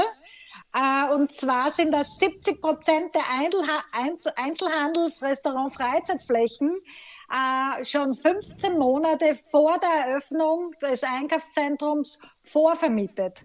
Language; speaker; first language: German; native; German